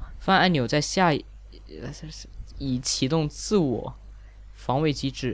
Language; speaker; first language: Chinese; native; Chinese